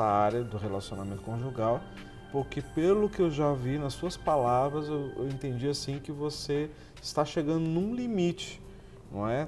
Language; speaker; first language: Portuguese; native; Portuguese